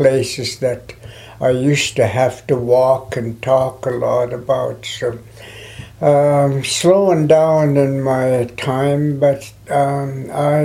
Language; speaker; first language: English; non-native, local second language; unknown